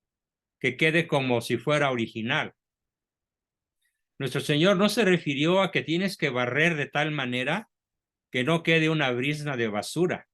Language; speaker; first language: Spanish; native; Spanish